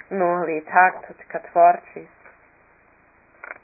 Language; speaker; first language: Ukrainian; early bilingual, heritage; Ukrainian